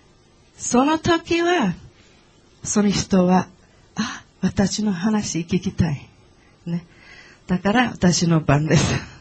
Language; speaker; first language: Japanese; non-native, learner; Portuguese